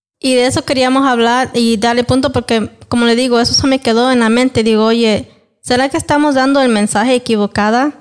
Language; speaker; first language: Spanish; early bilingual, heritage; Spanish